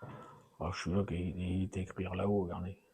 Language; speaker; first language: French; native; French